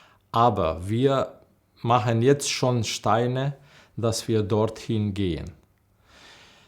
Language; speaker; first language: German; non-native, learner; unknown